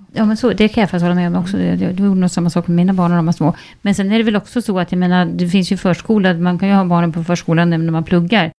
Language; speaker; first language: Swedish; native; Swedish